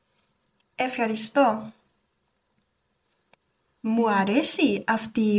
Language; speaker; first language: Greek; non-native, learner; English